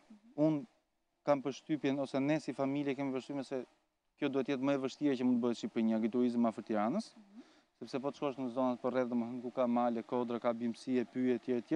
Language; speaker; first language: Albanian; native; Albanian